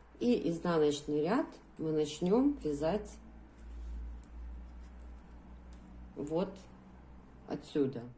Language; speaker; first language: Russian; native; Russian